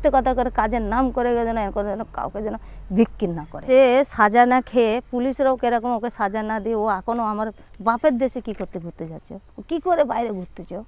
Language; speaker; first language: Bangla; non-native, local second language; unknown